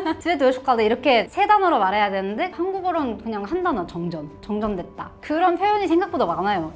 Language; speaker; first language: Korean; non-native, fluent; Kazakh